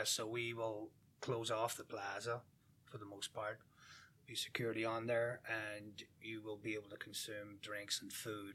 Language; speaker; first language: English; native; English